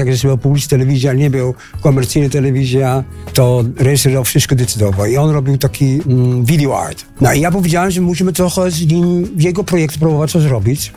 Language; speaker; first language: Polish; non-native, learner; Dutch